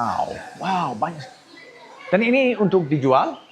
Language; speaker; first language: Indonesian; non-native, fluent; English